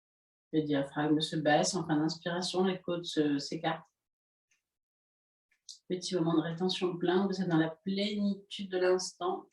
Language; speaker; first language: French; native; French